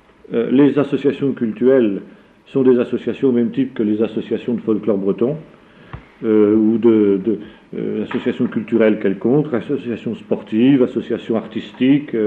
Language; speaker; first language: French; native; French